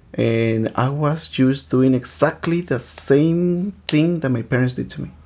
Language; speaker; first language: English; early bilingual, other home language; Spanish